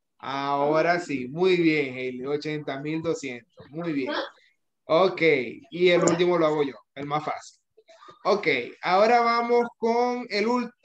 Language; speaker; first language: Spanish; native; Spanish